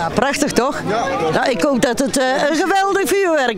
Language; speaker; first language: Dutch; native; Dutch